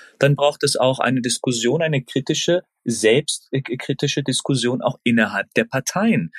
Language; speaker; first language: German; early bilingual, other home language; Turkish